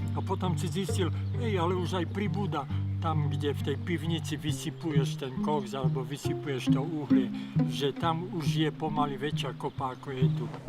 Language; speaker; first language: Slovak; native; Slovak